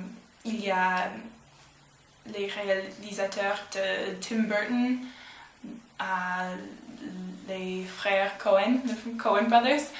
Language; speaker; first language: French; non-native, learner; English